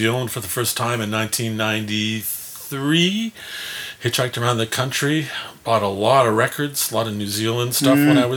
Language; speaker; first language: English; native; English